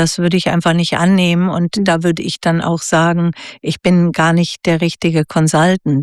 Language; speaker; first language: German; native; German